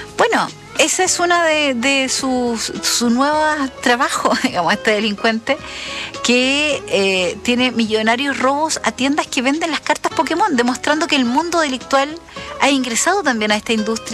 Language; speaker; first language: Spanish; native; Spanish